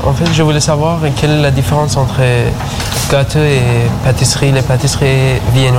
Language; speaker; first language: French; non-native, learner; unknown